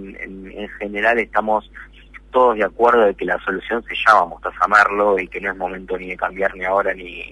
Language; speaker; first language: Spanish; native; Spanish